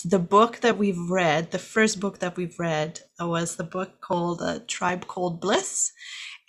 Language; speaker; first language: English; non-native, fluent; Kazakh